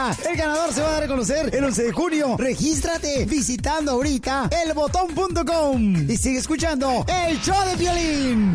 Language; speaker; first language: Spanish; native; Spanish